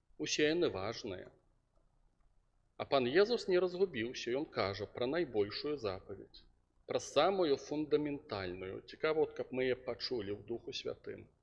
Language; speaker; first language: Belarusian; non-native, local second language; Russian